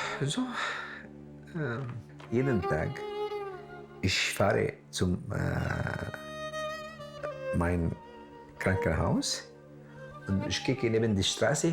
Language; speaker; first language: German; non-native, learner; Arabic